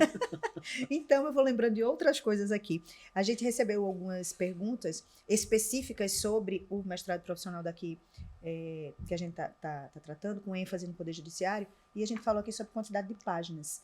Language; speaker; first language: Portuguese; native; Portuguese